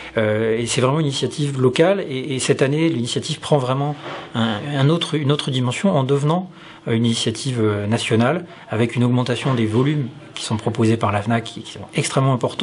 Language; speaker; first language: French; native; French